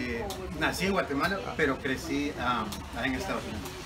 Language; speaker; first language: Spanish; early bilingual, heritage; Spanish